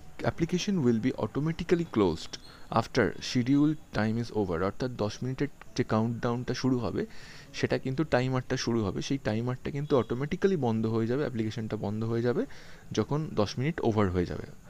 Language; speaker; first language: Bangla; native; Bangla